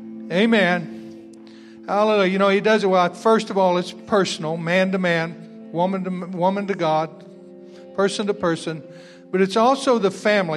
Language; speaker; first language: English; native; English